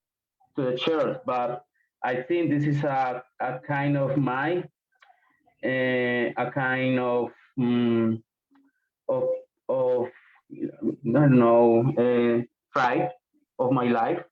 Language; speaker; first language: English; non-native, learner; Spanish